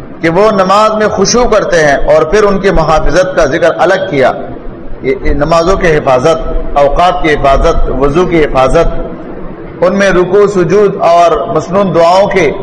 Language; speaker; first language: Urdu; non-native, local second language; Pashto